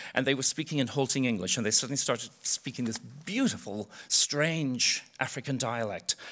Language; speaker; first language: English; native; English